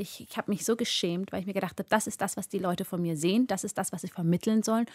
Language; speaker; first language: German; early bilingual, other home language; Amharic